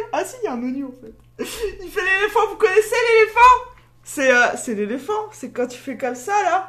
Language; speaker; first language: French; native; French